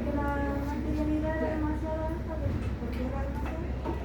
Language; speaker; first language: Spanish; native; Spanish